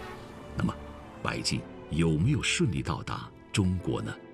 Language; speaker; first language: Chinese; native; Chinese